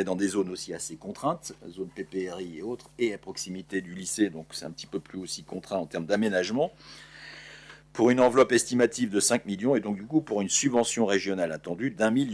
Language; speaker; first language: French; native; French